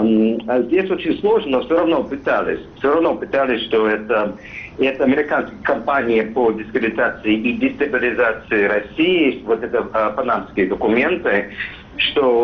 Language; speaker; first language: Russian; non-native, fluent; English